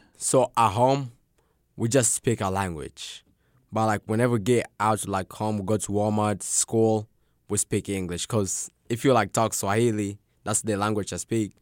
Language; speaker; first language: English; non-native, local second language; Swahili